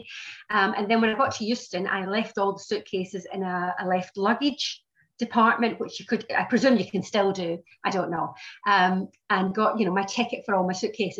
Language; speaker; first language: English; native; English